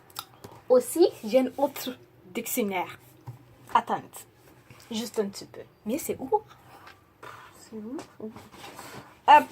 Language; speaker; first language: French; non-native, learner; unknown